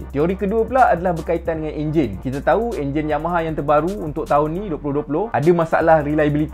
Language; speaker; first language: Malay; native; Malay